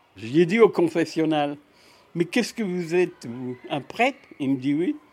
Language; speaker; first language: French; native; French